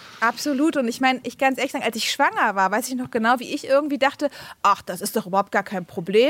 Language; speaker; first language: German; native; German